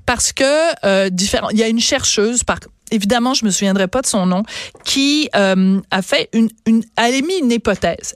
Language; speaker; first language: French; native; French